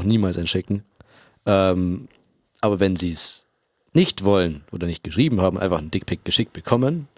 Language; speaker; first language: German; native; German